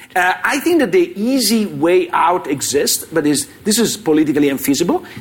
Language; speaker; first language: English; non-native, fluent; Italian